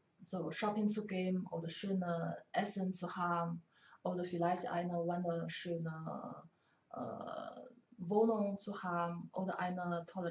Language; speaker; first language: German; non-native, learner; Chinese